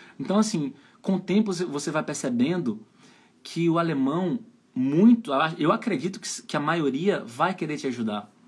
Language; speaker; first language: Portuguese; native; Portuguese